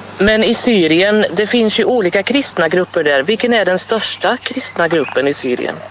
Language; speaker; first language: Swedish; native; Swedish